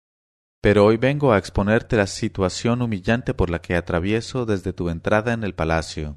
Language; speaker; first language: Spanish; native; Spanish